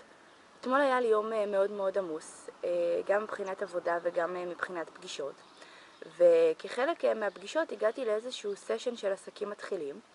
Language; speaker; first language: Hebrew; native; Hebrew